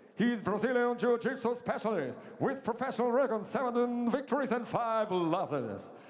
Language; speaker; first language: English; non-native, fluent; Russian